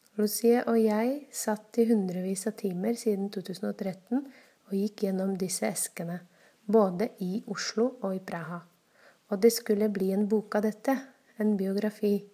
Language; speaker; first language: Norwegian; non-native, fluent; Czech